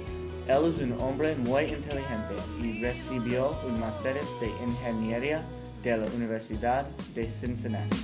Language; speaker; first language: Spanish; non-native, learner; English